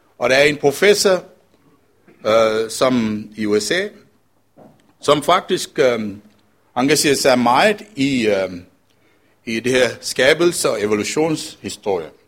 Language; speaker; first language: Danish; non-native, fluent; Sinhala